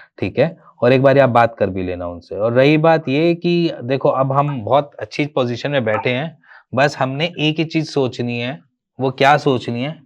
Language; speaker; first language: Hindi; native; Hindi